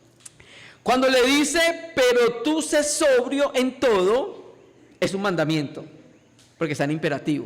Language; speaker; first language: Spanish; native; Spanish